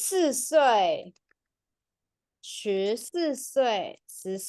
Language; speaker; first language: Chinese; non-native, fluent; Indonesian